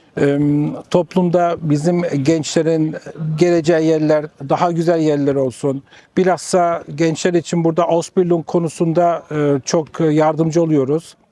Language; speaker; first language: Turkish; early bilingual, heritage; Turkish